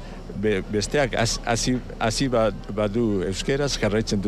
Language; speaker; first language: Basque; non-native, local second language; Spanish